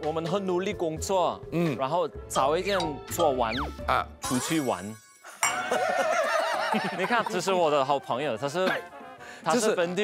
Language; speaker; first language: Chinese; non-native, learner; German